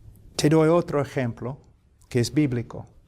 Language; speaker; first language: Spanish; non-native, fluent; English